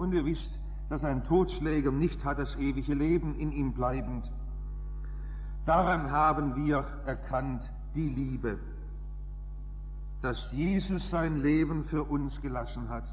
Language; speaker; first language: German; native; German